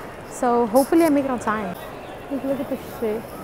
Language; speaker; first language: English; early bilingual, other home language; Spanish